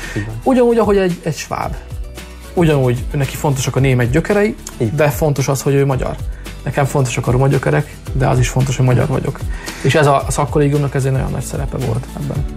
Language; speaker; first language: Hungarian; native; Hungarian